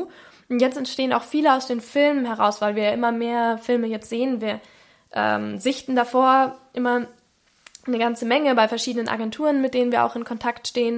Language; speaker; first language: German; native; German